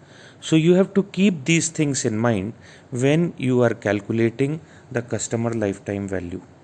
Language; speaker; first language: English; non-native, local second language; Hindi